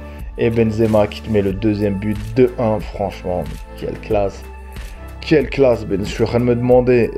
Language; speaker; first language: French; native; French